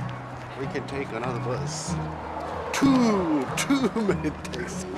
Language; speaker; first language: English; non-native, learner; Korean